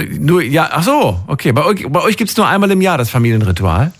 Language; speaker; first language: German; native; German